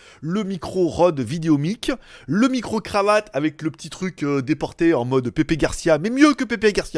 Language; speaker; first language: French; native; French